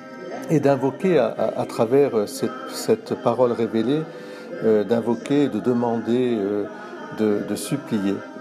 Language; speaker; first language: French; native; French